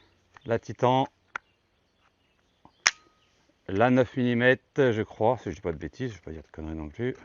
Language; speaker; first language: French; native; French